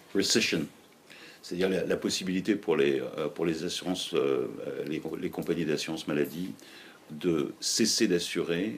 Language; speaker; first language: French; native; French